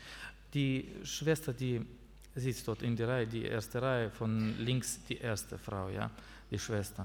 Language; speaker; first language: German; non-native, learner; Russian